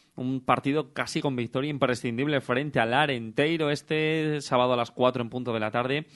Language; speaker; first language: Spanish; native; Spanish